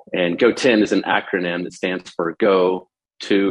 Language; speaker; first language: English; native; English